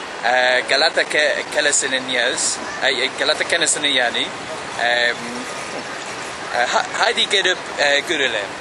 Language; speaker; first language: Turkish; non-native, learner; English